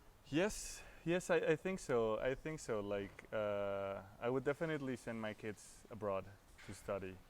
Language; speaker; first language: English; non-native, fluent; Spanish